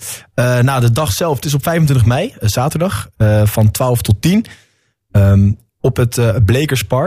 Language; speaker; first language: Dutch; native; Dutch